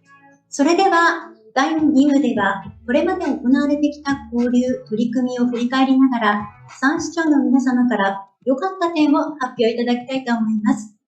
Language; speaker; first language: Japanese; native; Japanese